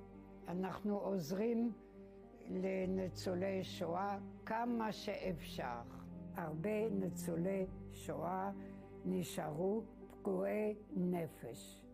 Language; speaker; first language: Hebrew; non-native, fluent; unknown